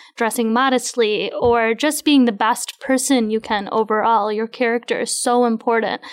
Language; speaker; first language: English; native; English